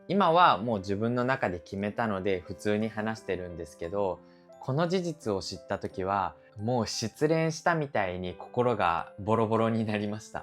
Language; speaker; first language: Japanese; native; Japanese